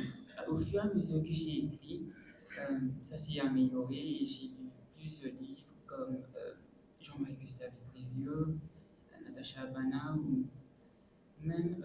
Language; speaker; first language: French; non-native, local second language; Morisyen